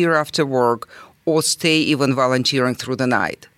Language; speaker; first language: English; non-native, fluent; Russian